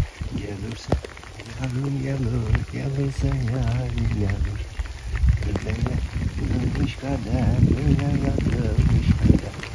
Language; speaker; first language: Turkish; native; Turkish